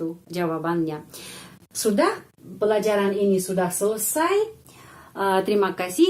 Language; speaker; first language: Indonesian; non-native, fluent; Russian